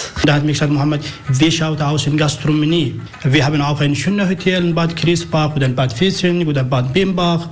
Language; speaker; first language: German; non-native, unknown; Arabic